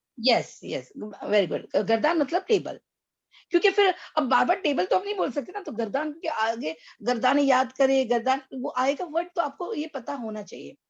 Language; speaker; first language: Urdu; native; Urdu